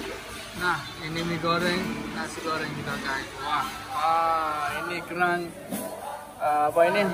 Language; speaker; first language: Indonesian; non-native, learner; Arabic